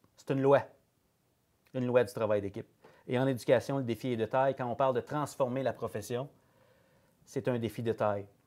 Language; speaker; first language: French; native; French